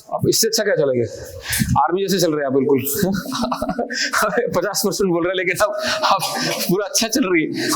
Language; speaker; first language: Hindi; non-native, local second language; Marathi